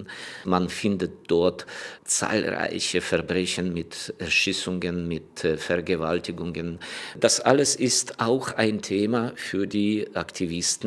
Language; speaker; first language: German; non-native, fluent; Ukrainian